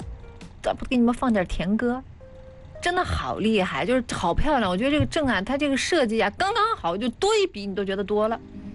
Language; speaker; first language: Chinese; native; Chinese